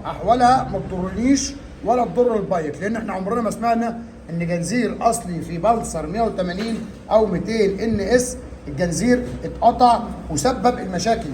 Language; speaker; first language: Arabic; native; Arabic